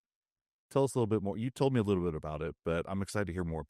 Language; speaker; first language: English; native; English